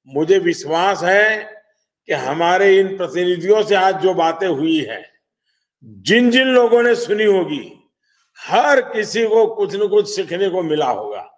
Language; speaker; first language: Hindi; non-native, local second language; Gujarati